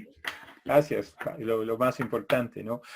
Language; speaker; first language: Spanish; non-native, fluent; English